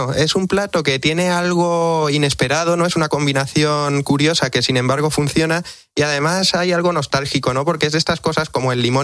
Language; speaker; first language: Spanish; native; Spanish